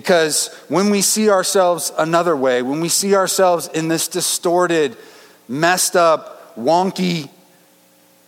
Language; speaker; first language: English; native; English